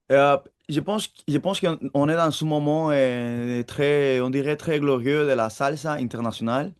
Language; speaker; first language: French; non-native, fluent; Spanish